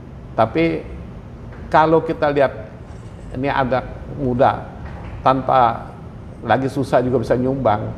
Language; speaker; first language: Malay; non-native, local second language; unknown